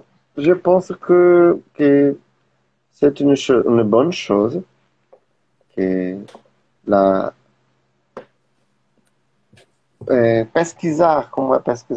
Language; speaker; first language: French; non-native, learner; Portuguese